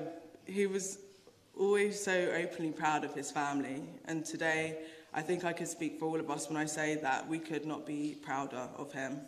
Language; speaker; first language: English; native; English